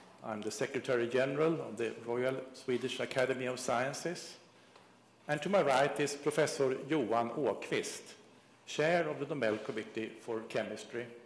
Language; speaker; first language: English; non-native, fluent; Swedish